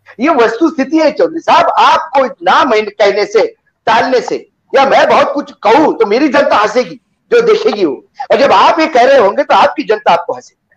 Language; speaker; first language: Hindi; non-native, local second language; Marathi